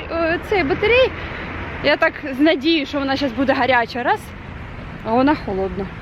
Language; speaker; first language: Ukrainian; native; Ukrainian